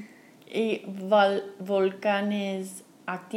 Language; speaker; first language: Spanish; non-native, fluent; English